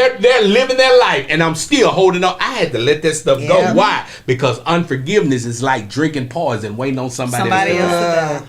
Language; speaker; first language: English; native; English